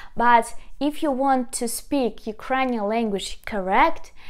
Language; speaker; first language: English; non-native, fluent; Ukrainian